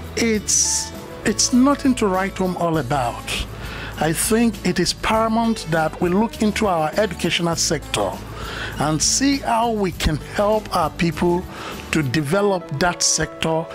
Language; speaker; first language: English; non-native, local second language; Yoruba